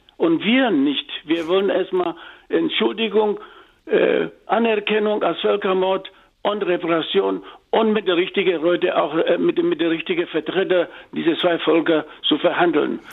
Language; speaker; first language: German; non-native, fluent; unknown